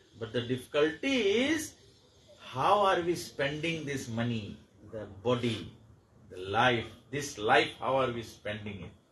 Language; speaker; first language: English; non-native, local second language; Hindi